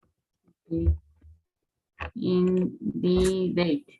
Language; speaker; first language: English; non-native, learner; Spanish